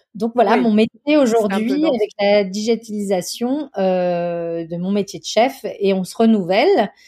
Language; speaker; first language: French; native; French